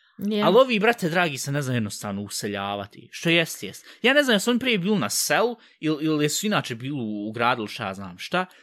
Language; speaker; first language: Bosnian; early bilingual, heritage; Bosnian